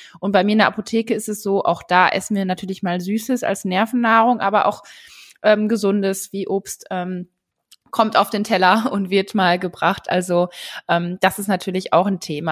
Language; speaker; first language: German; native; German